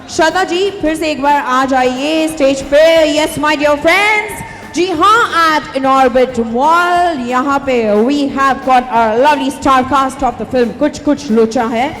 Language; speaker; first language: Hindi; native; Hindi